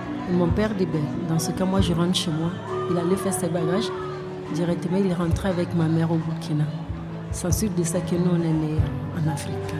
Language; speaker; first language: French; non-native, local second language; Bambara